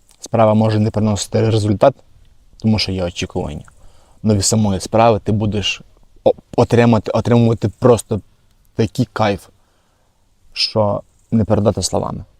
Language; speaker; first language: Ukrainian; non-native, local second language; Russian